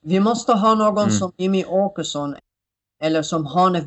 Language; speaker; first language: Swedish; non-native, fluent; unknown